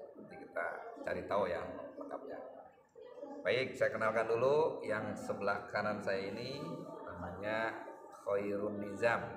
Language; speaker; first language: Indonesian; native; Indonesian